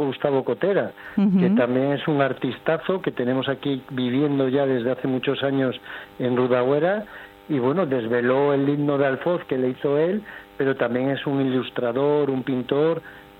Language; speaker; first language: Spanish; native; Spanish